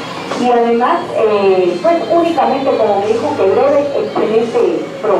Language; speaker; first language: Spanish; native; Spanish